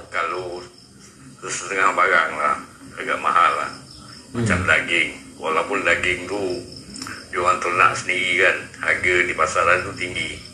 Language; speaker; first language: Malay; native; Malay